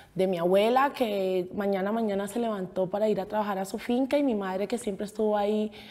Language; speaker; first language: Spanish; native; Spanish